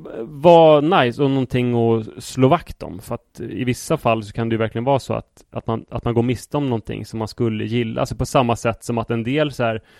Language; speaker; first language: Swedish; native; Swedish